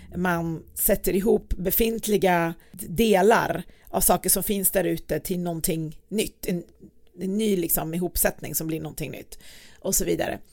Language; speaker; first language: Swedish; early bilingual, other home language; Persian